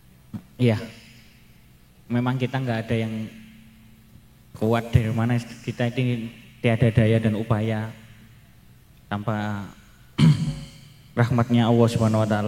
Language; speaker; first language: Indonesian; non-native, local second language; Javanese